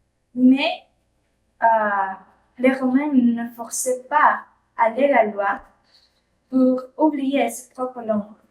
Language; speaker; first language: French; non-native, learner; Spanish